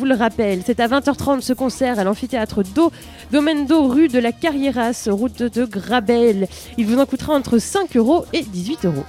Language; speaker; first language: French; native; French